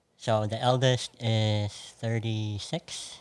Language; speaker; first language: English; non-native, local second language; Filipino